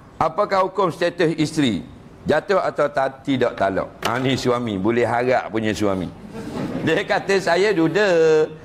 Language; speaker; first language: Malay; native; Malay